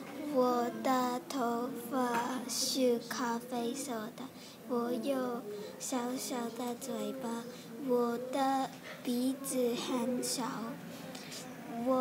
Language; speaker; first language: Chinese; non-native, learner; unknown